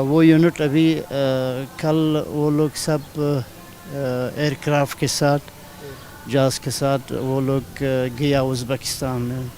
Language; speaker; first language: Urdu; non-native, learner; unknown